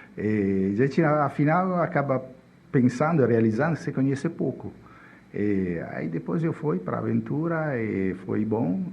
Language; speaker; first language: Portuguese; non-native, fluent; Italian